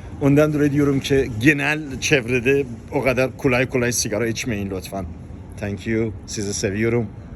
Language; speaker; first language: Turkish; non-native, fluent; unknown